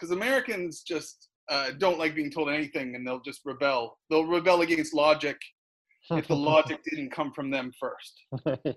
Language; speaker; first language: English; native; English